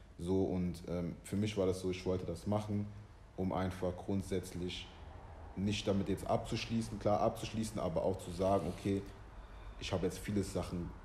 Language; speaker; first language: German; early bilingual, other home language; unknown